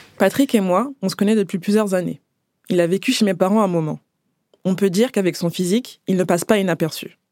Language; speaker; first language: French; native; French